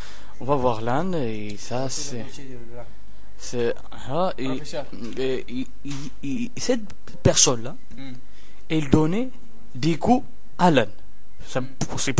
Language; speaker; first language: French; non-native, local second language; Arabic